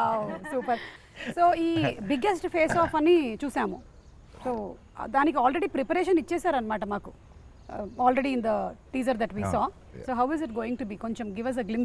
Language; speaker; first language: Telugu; native; Telugu